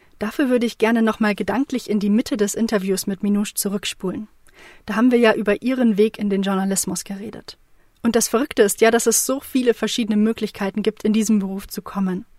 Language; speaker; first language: German; native; German